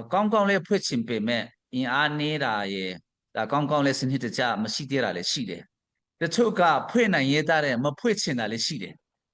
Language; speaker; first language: Burmese; non-native, local second language; Hakha Chin